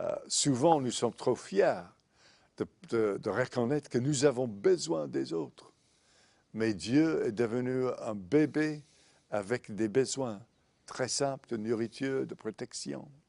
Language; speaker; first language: French; non-native, fluent; English